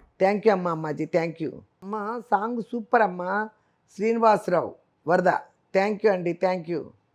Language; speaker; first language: Telugu; native; Telugu